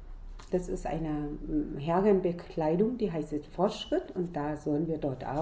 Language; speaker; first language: German; non-native, fluent; Vietnamese